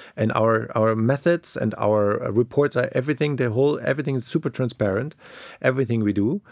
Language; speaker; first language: English; non-native, fluent; German